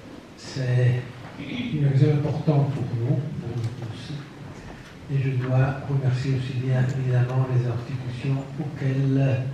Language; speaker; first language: French; non-native, fluent; Italian